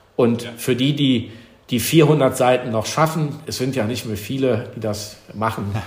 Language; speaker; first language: German; native; German